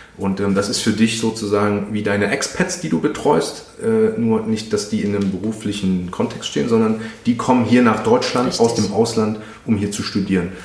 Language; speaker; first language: German; native; German